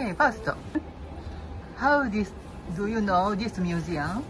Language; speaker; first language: English; non-native, learner; Japanese